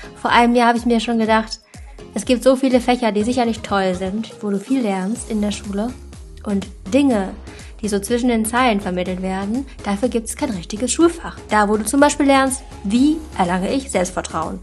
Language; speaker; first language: German; native; German